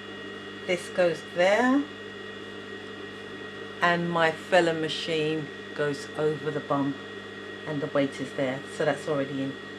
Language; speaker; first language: English; native; English